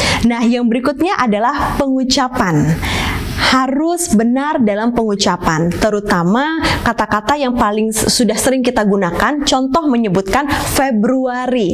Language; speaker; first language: Indonesian; native; Indonesian